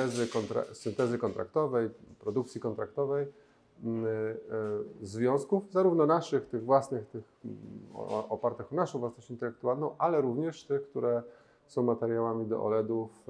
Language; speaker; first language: Polish; native; Polish